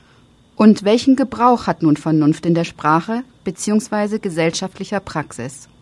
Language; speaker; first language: German; native; German